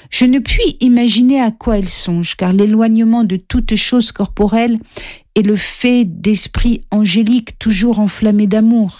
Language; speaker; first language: French; native; French